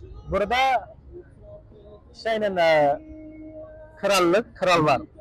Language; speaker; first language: Turkish; non-native, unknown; Khmer